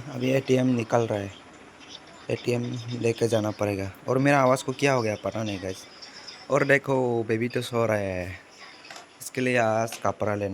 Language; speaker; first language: Hindi; non-native, local second language; Kok Borok